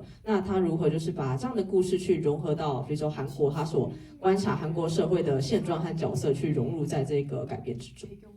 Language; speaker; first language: Chinese; native; Chinese